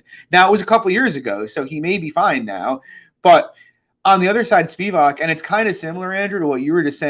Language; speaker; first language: English; native; English